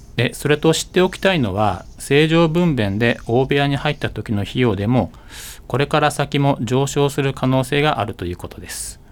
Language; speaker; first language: Japanese; native; Japanese